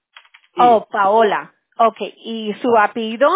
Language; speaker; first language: Spanish; early bilingual, heritage; English